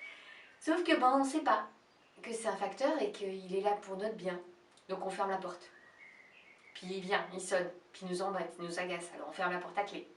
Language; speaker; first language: French; native; French